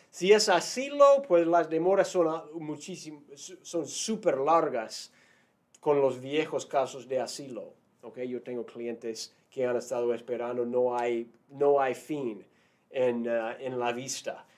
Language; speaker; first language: Spanish; non-native, fluent; English